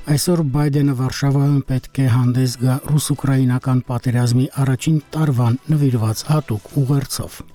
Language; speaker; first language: Armenian; native; Armenian